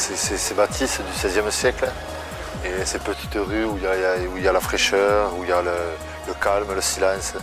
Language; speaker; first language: French; native; French